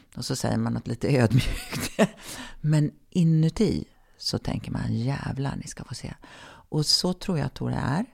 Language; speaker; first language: Swedish; native; Swedish